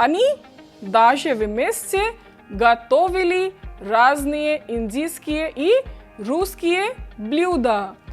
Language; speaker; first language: Russian; non-native, fluent; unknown